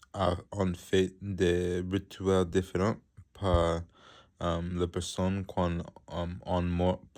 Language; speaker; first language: French; non-native, learner; English